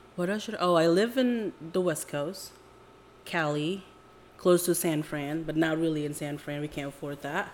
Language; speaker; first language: English; non-native, fluent; Indonesian